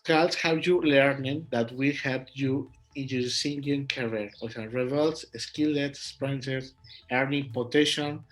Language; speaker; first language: English; non-native, learner; Spanish